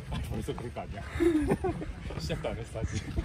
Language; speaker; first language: Korean; native; Korean